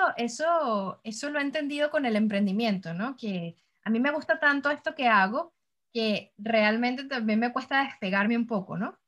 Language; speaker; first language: Spanish; native; Spanish